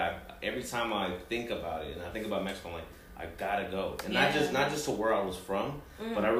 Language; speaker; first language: English; early bilingual, other home language; Spanish